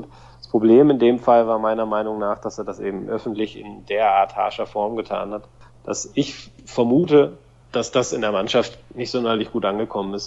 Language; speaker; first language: German; native; German